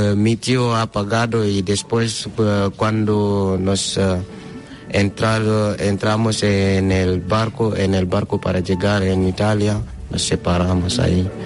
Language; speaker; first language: Spanish; non-native, learner; Fula